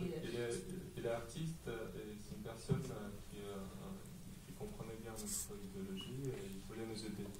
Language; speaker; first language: French; non-native, fluent; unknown